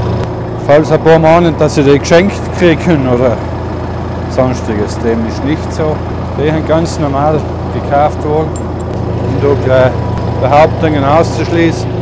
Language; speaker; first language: German; native; German